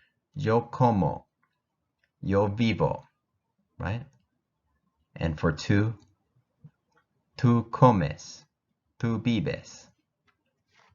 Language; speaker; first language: Spanish; non-native, fluent; English